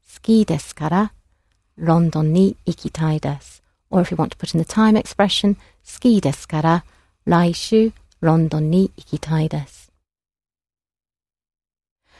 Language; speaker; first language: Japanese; non-native, fluent; English